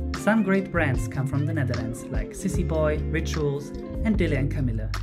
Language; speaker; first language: English; non-native, fluent; Dutch